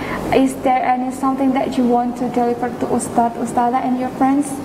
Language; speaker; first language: English; non-native, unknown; Indonesian